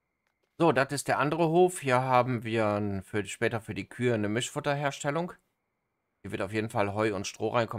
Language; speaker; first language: German; native; German